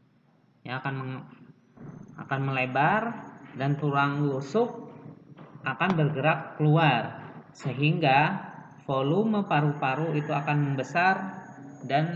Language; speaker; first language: Indonesian; native; Indonesian